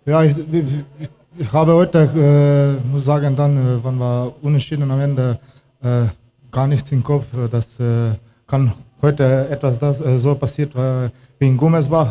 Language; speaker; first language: German; non-native, learner; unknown